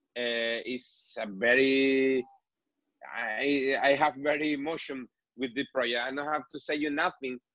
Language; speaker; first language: English; non-native, learner; Spanish